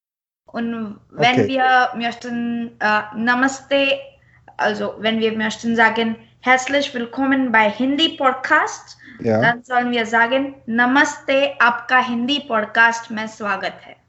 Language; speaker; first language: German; non-native, fluent; Marathi